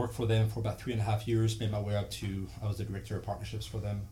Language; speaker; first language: English; non-native, fluent; French